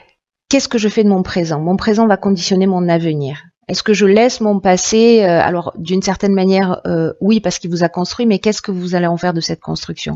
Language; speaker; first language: French; native; French